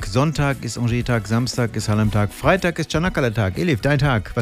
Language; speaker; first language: German; native; German